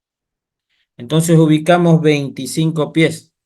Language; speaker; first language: Spanish; native; Spanish